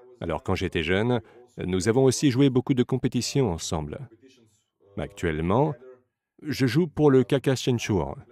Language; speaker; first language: French; non-native, fluent; Slovenian